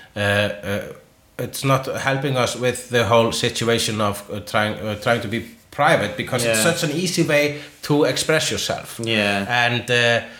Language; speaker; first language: English; non-native, fluent; Icelandic